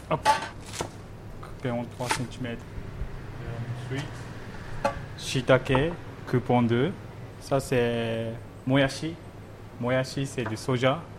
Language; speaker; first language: French; non-native, learner; Japanese